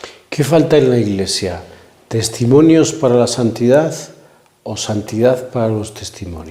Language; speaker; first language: Spanish; native; Spanish